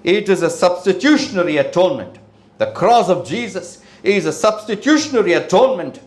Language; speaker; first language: English; non-native, local second language; Tamil